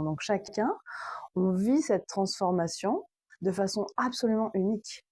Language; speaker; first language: French; native; French